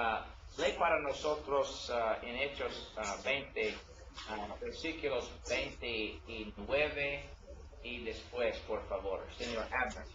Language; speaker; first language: Spanish; non-native, learner; English